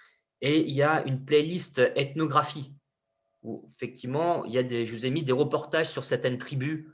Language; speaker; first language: French; native; French